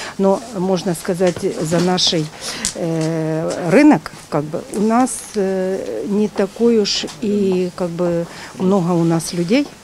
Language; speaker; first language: Russian; native; Russian